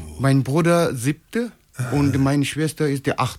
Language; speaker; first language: German; non-native, fluent; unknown